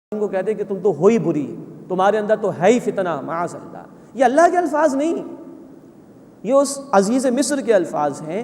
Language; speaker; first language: Urdu; native; Urdu